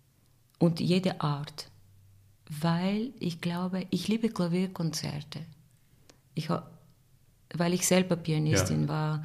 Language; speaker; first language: German; non-native, fluent; Bulgarian